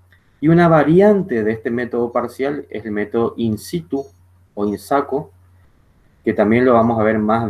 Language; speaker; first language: Spanish; native; Spanish